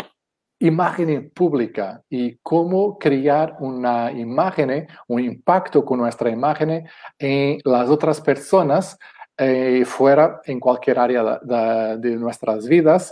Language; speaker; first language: Spanish; non-native, fluent; Portuguese